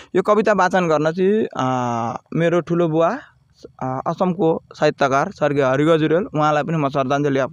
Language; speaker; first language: Nepali; native; Nepali